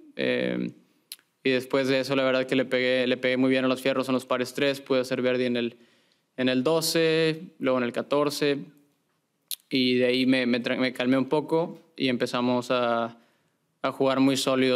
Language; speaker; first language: Spanish; native; Spanish